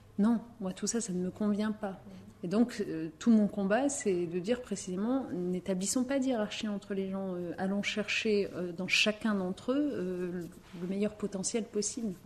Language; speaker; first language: French; early bilingual, other home language; Riffian